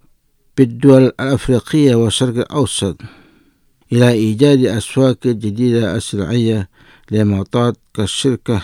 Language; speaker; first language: Arabic; non-native, fluent; Indonesian